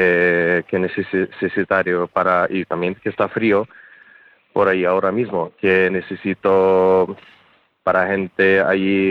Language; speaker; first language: Spanish; non-native, learner; Ukrainian